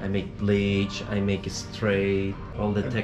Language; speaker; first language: English; non-native, learner; Spanish